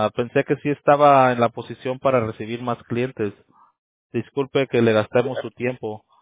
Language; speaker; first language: Spanish; early bilingual, heritage; Spanish